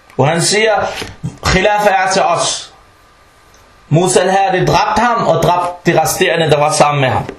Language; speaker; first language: Danish; early bilingual, other home language; Arabic